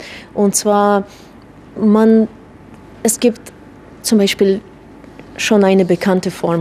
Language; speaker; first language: German; non-native, fluent; Russian